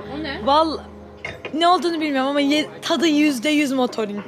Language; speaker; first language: Turkish; native; Turkish